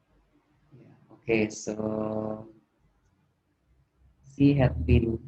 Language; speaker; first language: English; non-native, fluent; Indonesian